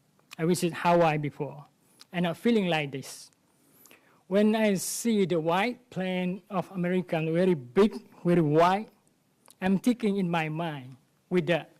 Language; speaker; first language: English; non-native, learner; Thai